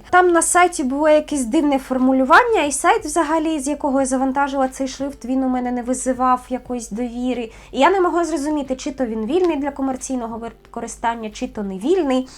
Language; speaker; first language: Ukrainian; native; Ukrainian